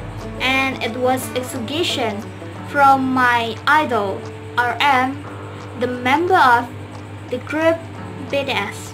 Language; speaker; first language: English; non-native, learner; Indonesian